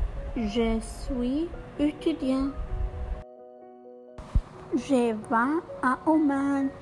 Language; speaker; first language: French; non-native, learner; Arabic